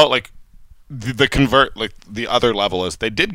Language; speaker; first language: English; native; English